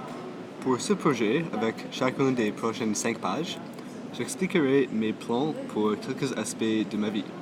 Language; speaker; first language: French; non-native, local second language; English